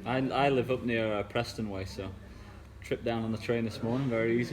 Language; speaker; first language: English; native; English